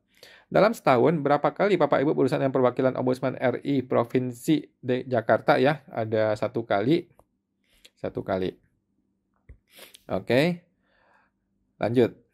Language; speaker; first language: Indonesian; native; Indonesian